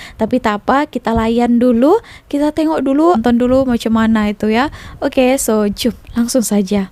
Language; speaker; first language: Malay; native; Malay